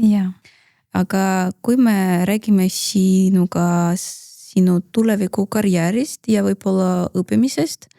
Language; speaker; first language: Estonian; non-native, local second language; Russian